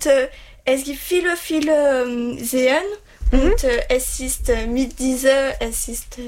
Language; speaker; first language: German; non-native, learner; French